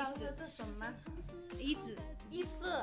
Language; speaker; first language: Chinese; non-native, learner; Nepali